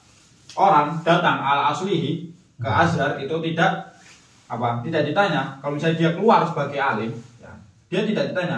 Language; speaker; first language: Indonesian; native; Indonesian